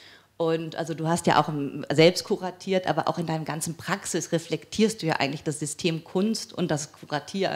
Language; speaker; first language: German; native; German